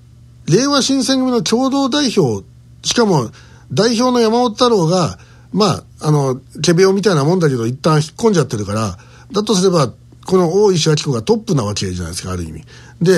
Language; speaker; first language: Japanese; native; Japanese